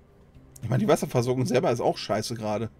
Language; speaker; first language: German; native; German